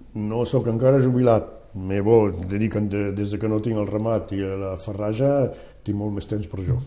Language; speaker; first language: Catalan; non-native, local second language; French